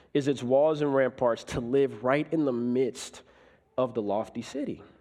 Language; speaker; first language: English; native; English